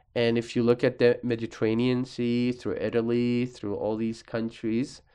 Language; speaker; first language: English; early bilingual, other home language; Arabic